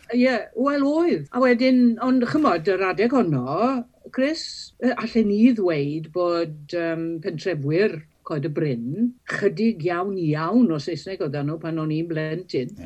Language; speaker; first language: Welsh; native; Welsh